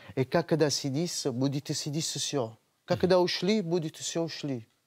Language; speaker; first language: Russian; non-native, learner; Italian